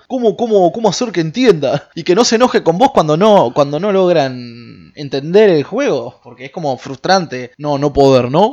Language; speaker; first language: Spanish; native; Spanish